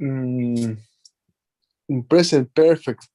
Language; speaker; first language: English; non-native, learner; Spanish